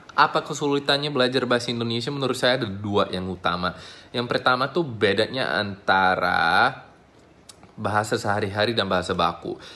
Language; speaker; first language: Indonesian; non-native, fluent; English